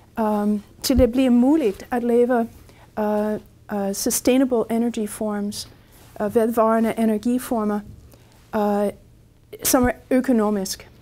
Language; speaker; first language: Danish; non-native, fluent; English